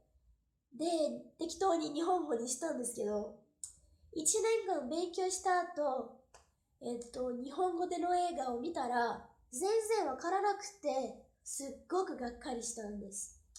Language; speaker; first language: Japanese; non-native, fluent; Portuguese